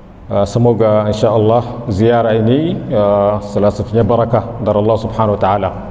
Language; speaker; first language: Indonesian; non-native, fluent; Arabic